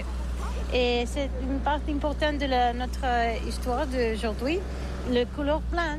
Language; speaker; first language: French; non-native, learner; Catalan